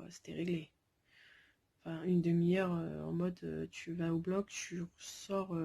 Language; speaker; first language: French; native; French